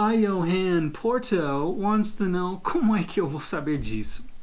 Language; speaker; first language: Portuguese; non-native, fluent; English